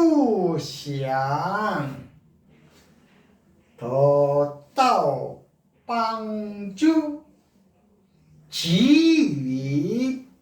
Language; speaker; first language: Chinese; non-native, learner; Korean